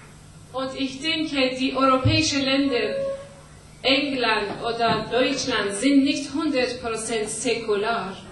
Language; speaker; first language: German; non-native, learner; Persian